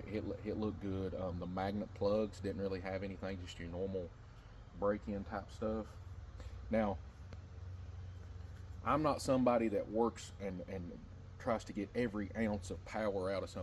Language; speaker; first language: English; native; English